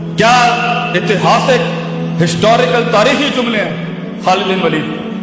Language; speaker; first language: Urdu; non-native, local second language; Punjabi